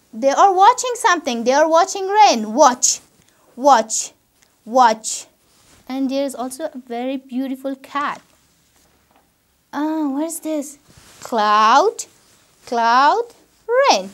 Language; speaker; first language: English; non-native, fluent; Persian